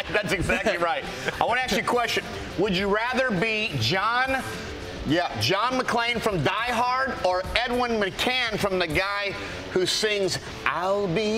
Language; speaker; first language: English; native; English